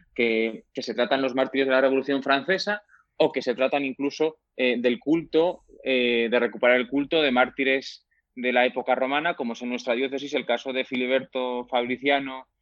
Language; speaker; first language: Spanish; native; Spanish